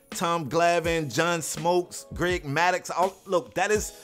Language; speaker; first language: English; native; English